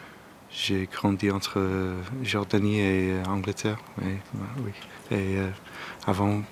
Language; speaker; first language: French; non-native, learner; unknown